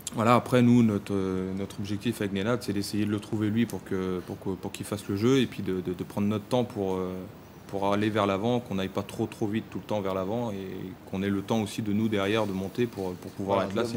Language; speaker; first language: French; native; French